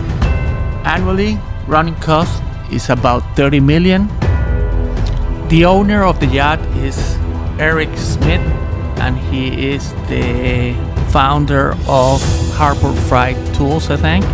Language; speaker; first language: English; non-native, fluent; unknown